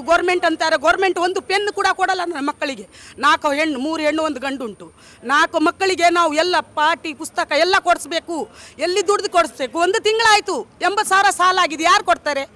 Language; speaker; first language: Kannada; native; Kannada